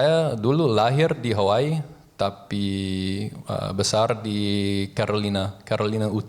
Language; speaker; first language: Indonesian; non-native, learner; English